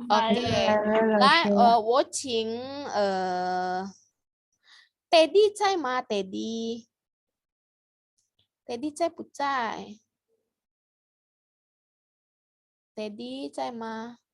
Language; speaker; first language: Chinese; non-native, fluent; Indonesian